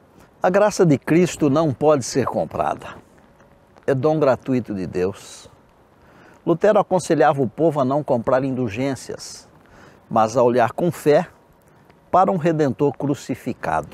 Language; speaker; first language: Portuguese; native; Portuguese